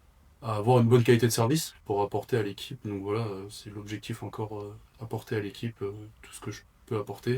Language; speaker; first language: French; native; French